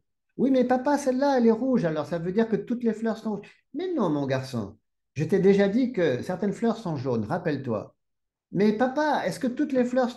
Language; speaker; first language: French; native; French